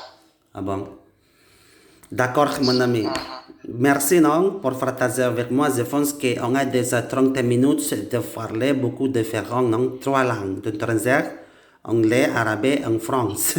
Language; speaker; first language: French; non-native, learner; Indonesian